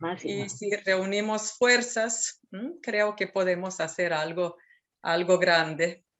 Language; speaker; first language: Spanish; non-native, fluent; Serbian